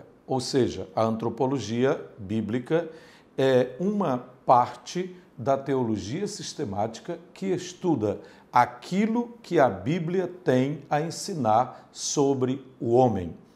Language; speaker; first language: Portuguese; native; Portuguese